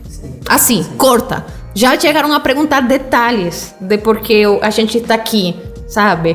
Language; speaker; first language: Portuguese; non-native, fluent; Spanish